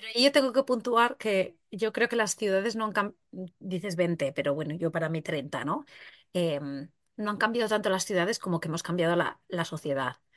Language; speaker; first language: Spanish; native; Spanish